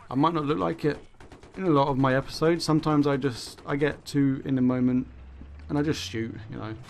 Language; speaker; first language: English; native; English